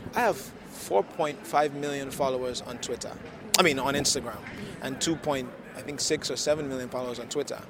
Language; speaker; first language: English; non-native, local second language; Yoruba